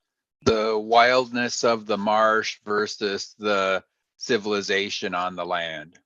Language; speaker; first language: English; native; English